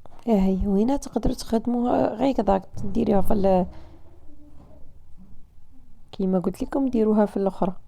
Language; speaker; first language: Arabic; native; Arabic